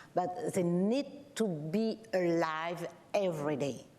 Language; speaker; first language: English; non-native, learner; French